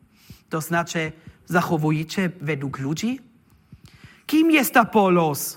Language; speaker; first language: Polish; non-native, learner; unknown